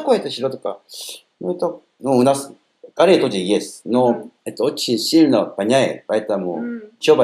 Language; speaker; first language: Russian; non-native, learner; Korean